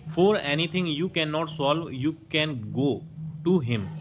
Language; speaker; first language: Hindi; native; Hindi